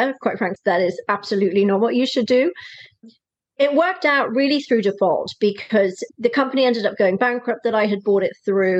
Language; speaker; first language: English; native; English